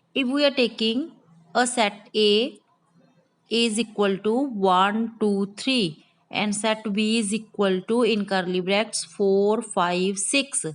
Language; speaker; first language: English; non-native, local second language; Punjabi